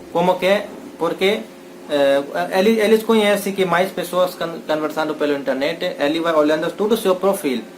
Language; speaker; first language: Portuguese; non-native, learner; Hindi